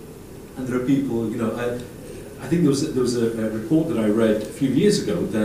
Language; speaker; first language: English; native; English